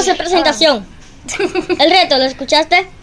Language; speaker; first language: Spanish; native; Spanish